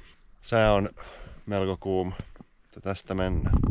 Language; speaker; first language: Finnish; native; Finnish